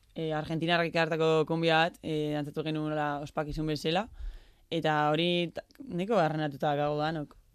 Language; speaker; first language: Basque; native; Basque